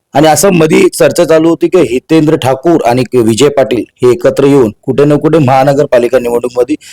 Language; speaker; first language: Marathi; non-native, local second language; Hindi